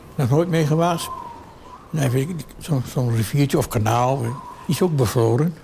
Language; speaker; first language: Dutch; early bilingual, other home language; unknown